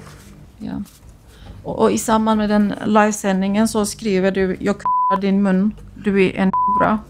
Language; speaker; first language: Swedish; native; Swedish